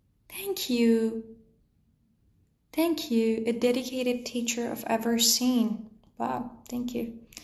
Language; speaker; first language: English; non-native, fluent; Persian